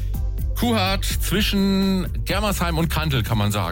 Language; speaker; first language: German; native; German